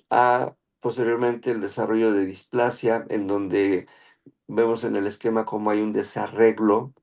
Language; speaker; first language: Spanish; native; Spanish